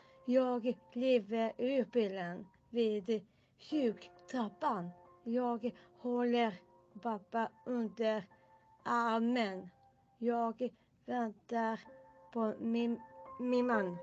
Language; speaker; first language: Swedish; non-native, learner; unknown